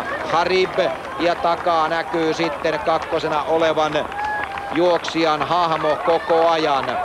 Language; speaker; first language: Finnish; native; Finnish